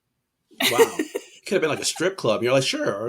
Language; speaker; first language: English; native; English